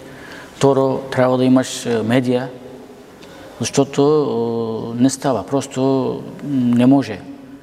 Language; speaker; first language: Bulgarian; non-native, local second language; Turkish